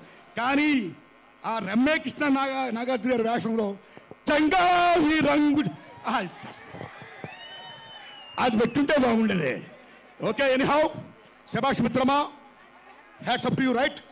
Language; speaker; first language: Telugu; native; Telugu